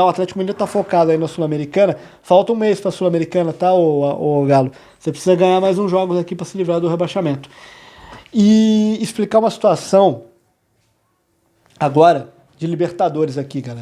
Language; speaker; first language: Portuguese; native; Portuguese